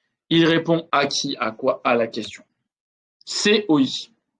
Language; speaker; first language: French; native; French